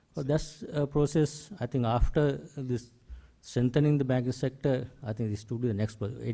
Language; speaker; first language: English; non-native, local second language; Sinhala